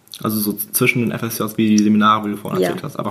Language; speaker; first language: German; native; German